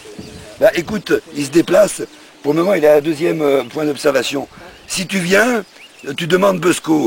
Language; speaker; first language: French; native; French